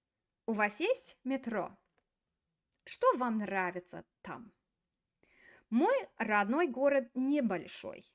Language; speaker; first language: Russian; non-native, fluent; English